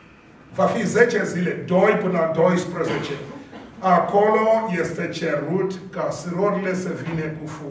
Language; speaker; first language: Romanian; non-native, learner; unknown